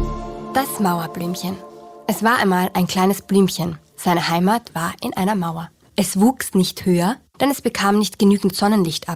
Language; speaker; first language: German; native; German